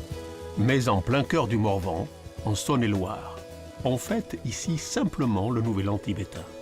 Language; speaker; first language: French; native; French